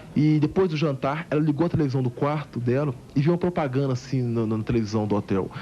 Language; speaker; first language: Portuguese; native; Portuguese